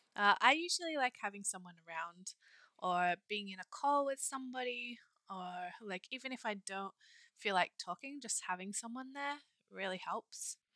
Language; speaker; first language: English; native; English